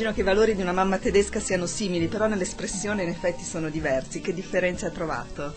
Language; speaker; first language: Italian; native; Italian